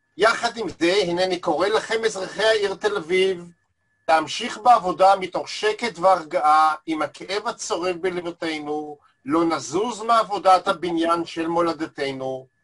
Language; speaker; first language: Hebrew; native; Hebrew